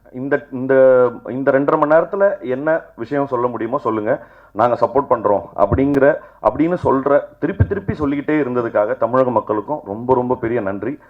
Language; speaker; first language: Tamil; native; Tamil